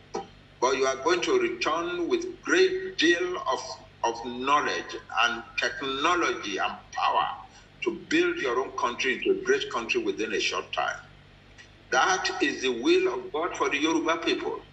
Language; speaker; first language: English; non-native, local second language; Yoruba